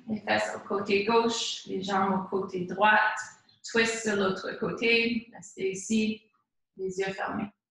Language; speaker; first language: French; non-native, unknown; English